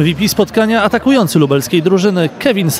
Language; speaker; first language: Polish; native; Polish